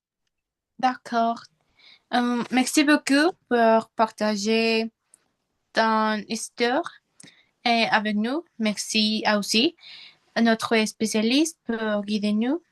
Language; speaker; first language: French; non-native, learner; Spanish